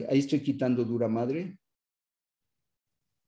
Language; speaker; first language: Spanish; native; Spanish